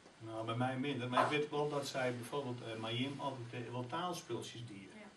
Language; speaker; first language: Dutch; non-native, local second language; Western Frisian